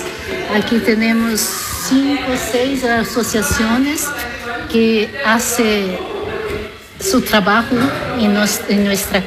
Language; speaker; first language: Spanish; non-native, learner; Italian